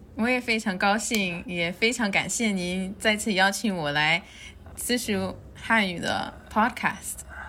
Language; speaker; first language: Chinese; non-native, fluent; Spanish